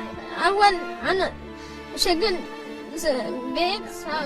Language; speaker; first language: Arabic; non-native, learner; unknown